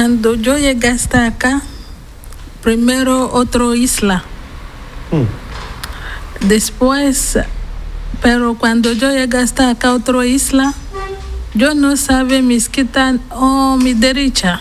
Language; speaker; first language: Spanish; non-native, learner; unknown